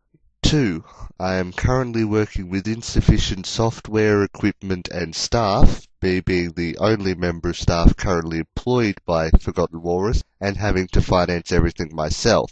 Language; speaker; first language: English; native; English